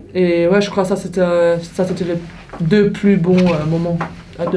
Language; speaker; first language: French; non-native, learner; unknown